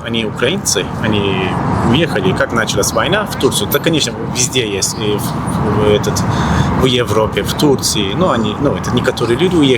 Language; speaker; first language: Russian; non-native, learner; Turkish